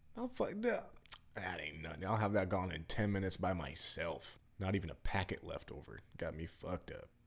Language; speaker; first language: English; native; English